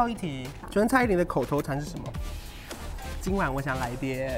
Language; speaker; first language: Chinese; native; Chinese